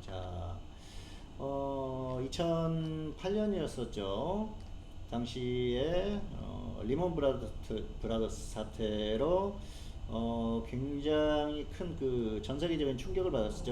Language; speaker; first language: Korean; native; Korean